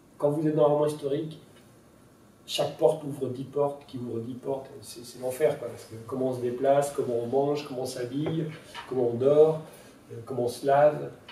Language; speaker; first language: French; non-native, local second language; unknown